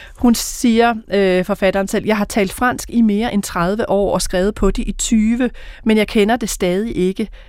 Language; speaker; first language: Danish; native; Danish